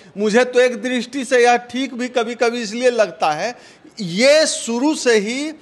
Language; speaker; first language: Hindi; native; Hindi